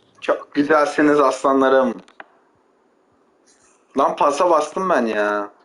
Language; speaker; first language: Turkish; native; Turkish